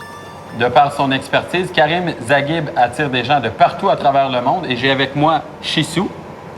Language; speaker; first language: French; native; French